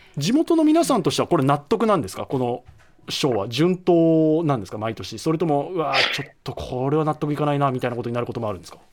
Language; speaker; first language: Japanese; native; Japanese